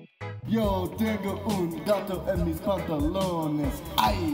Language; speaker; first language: Spanish; non-native, learner; English